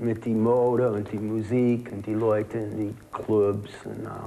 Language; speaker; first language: German; non-native, learner; English